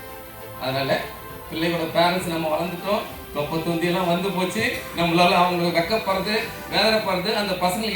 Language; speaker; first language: Tamil; native; Tamil